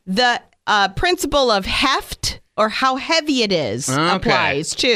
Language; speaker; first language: English; native; English